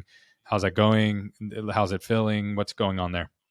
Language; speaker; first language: English; native; English